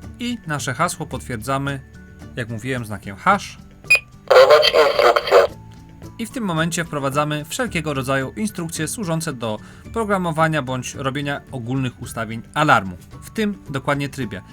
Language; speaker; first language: Polish; native; Polish